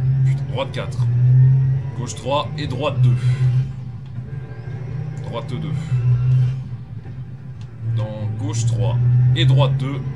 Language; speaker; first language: French; native; French